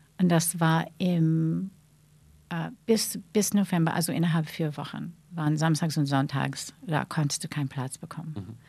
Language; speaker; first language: German; non-native, fluent; English